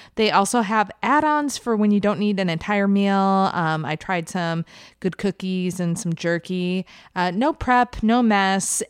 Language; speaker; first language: English; early bilingual, other home language; Persian